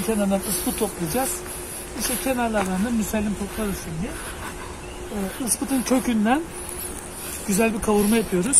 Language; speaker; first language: Turkish; native; Turkish